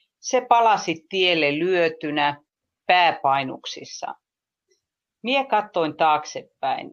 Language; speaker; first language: Finnish; native; Finnish